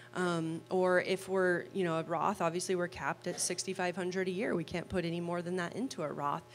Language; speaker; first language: English; native; English